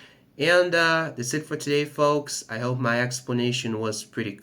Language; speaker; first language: English; non-native, fluent; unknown